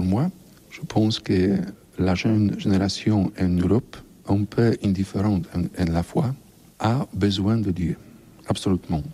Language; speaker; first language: French; non-native, learner; Polish